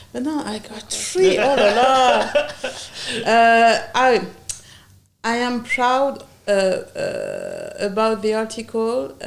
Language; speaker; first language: English; non-native, learner; French